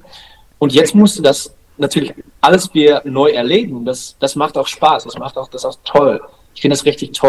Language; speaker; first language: German; non-native, learner; Dutch